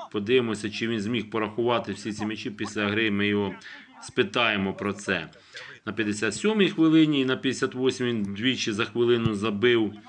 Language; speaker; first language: Ukrainian; native; Ukrainian